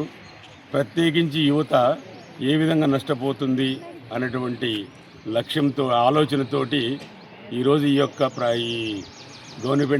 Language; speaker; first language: Telugu; native; Telugu